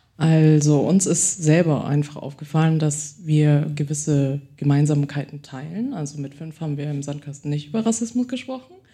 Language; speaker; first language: German; early bilingual, other home language; Chinese